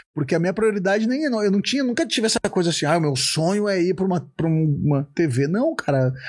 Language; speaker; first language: Portuguese; native; Portuguese